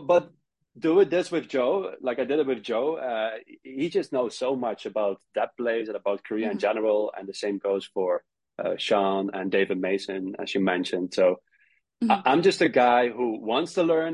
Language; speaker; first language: English; non-native, fluent; Dutch